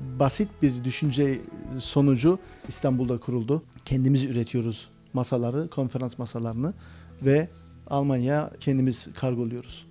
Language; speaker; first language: Turkish; early bilingual, heritage; Turkish